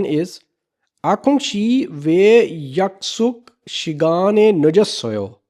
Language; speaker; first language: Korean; non-native, learner; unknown